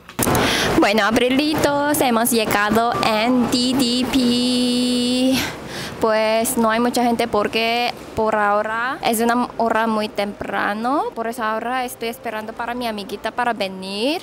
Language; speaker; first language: Spanish; non-native, fluent; Korean